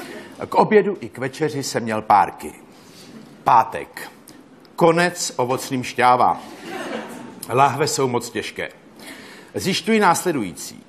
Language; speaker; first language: Czech; native; Czech